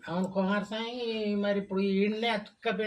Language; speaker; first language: Telugu; native; Telugu